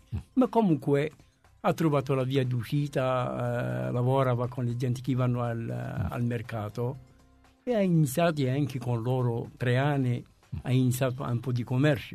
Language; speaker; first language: Italian; non-native, fluent; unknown